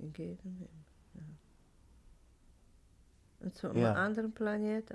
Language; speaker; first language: German; non-native, learner; Russian